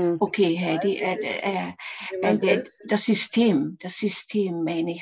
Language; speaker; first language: German; non-native, fluent; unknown